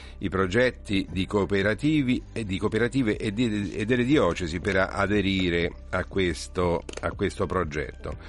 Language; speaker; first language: Italian; native; Italian